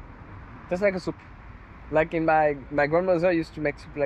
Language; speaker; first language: English; non-native, fluent; French